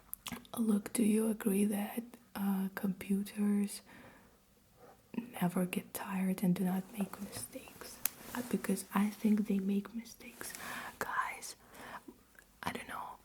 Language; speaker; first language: English; non-native, fluent; Russian